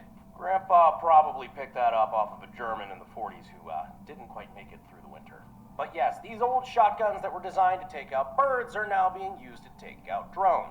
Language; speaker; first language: English; native; English